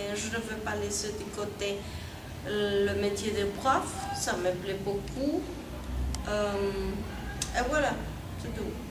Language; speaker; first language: French; non-native, fluent; Spanish